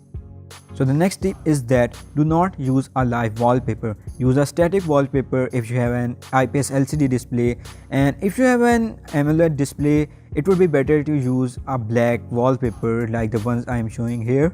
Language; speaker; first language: English; non-native, local second language; Urdu